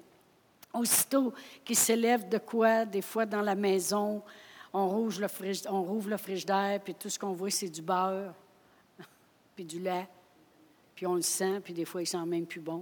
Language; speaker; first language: French; native; French